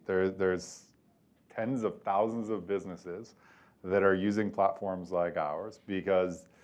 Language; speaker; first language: English; native; English